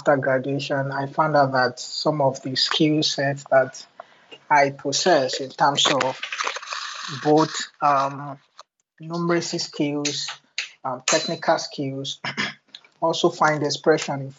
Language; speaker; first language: English; non-native, local second language; Yoruba